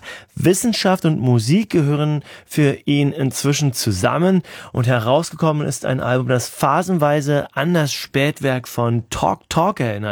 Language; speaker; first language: German; native; German